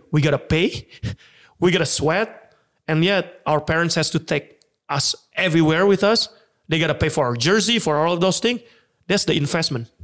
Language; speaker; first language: English; non-native, fluent; Indonesian